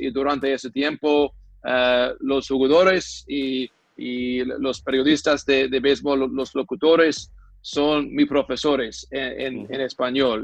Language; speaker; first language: Spanish; non-native, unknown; English